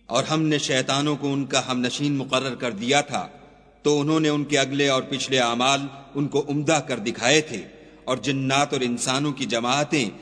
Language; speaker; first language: Urdu; native; Urdu